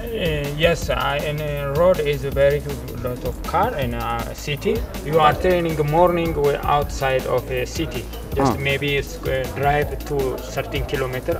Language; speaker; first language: English; non-native, learner; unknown